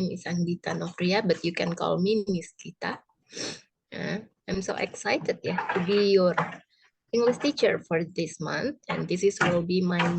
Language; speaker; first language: English; non-native, fluent; Indonesian